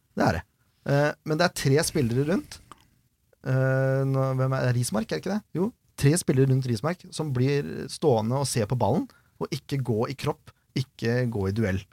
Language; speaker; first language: Norwegian; native; Norwegian